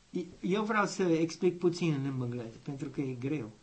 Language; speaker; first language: Romanian; non-native, learner; English